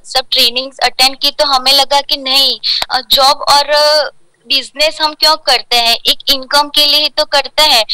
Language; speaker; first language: Hindi; non-native, local second language; Gujarati